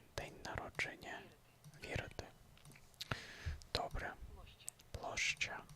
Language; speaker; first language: Ukrainian; non-native, learner; Russian